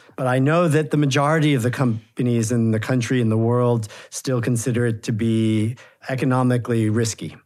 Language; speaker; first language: English; native; English